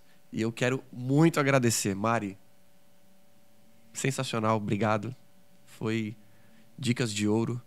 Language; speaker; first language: Portuguese; native; Portuguese